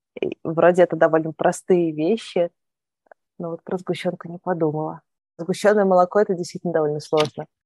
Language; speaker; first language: Russian; native; Russian